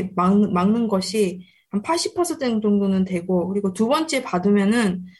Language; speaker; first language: Korean; early bilingual, heritage; Korean